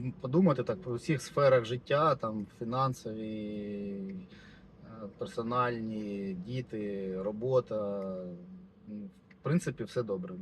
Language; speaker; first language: Ukrainian; native; Ukrainian